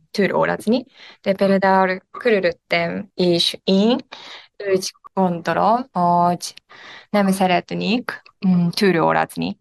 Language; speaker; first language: Hungarian; non-native, learner; Japanese